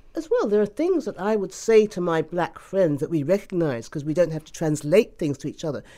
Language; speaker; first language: English; native; English